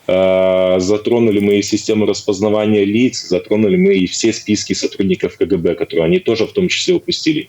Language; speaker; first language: Russian; native; Russian